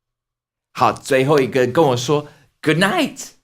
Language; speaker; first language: Chinese; non-native, fluent; English